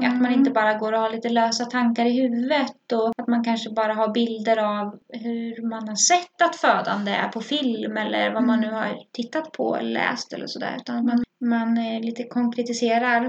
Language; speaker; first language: Swedish; native; Swedish